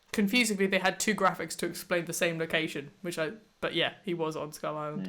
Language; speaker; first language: English; native; English